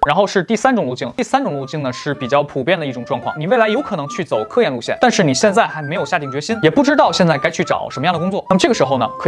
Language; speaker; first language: Chinese; native; Chinese